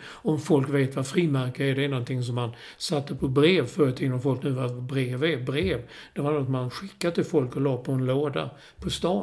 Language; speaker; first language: Swedish; native; Swedish